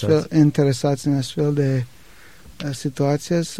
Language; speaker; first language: Romanian; non-native, learner; English